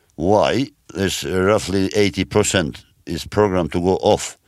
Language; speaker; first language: English; non-native, learner; Albanian